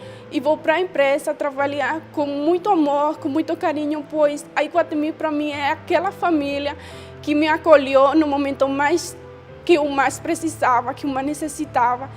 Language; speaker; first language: Portuguese; non-native, fluent; Spanish